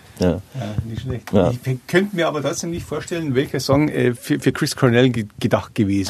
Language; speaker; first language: German; native; German